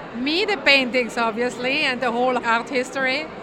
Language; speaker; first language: English; non-native, fluent; Italian